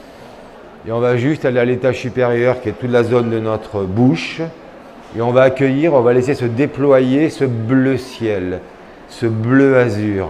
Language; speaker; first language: French; native; French